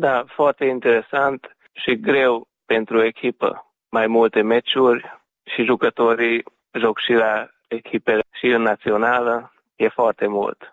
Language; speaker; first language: Romanian; early bilingual, heritage; Romanian